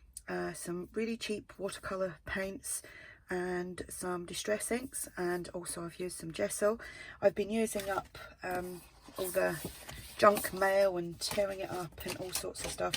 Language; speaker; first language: English; native; English